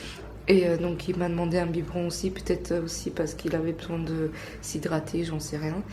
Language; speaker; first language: French; native; French